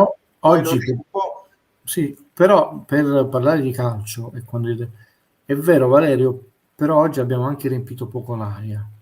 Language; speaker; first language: Italian; native; Italian